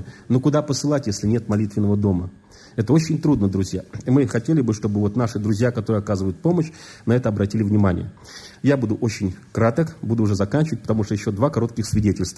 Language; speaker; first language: Russian; native; Russian